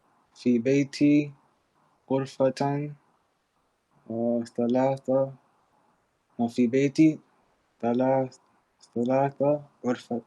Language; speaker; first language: Arabic; non-native, learner; English